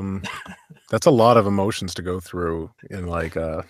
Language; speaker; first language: English; native; English